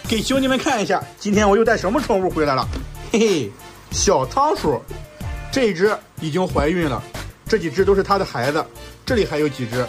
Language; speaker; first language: Chinese; native; Chinese